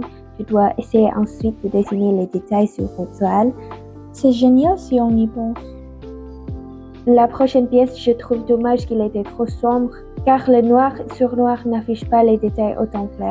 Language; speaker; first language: French; non-native, learner; Indonesian